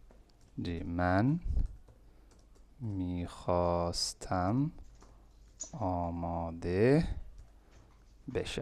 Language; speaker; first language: Persian; non-native, fluent; Urdu